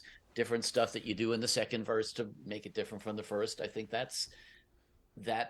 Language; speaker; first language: English; native; English